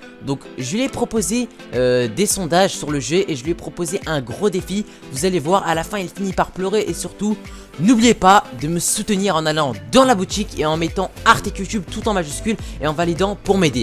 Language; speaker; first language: French; native; French